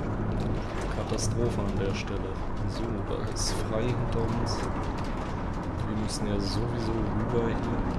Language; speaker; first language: German; native; German